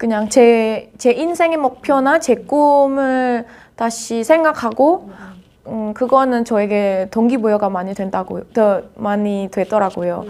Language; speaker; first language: Korean; non-native, fluent; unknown